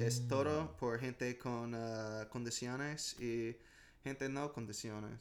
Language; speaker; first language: Spanish; non-native, learner; English